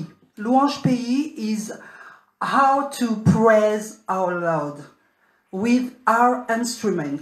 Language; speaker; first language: English; non-native, learner; French